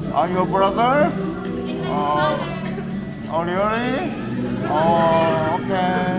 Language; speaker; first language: English; non-native, learner; Korean